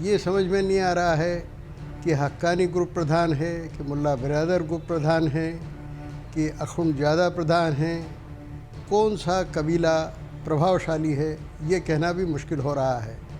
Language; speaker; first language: Hindi; native; Hindi